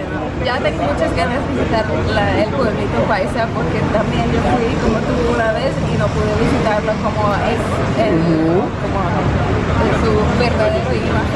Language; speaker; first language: Spanish; non-native, fluent; Hungarian